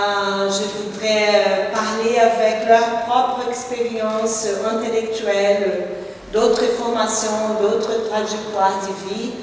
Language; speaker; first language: French; non-native, fluent; Portuguese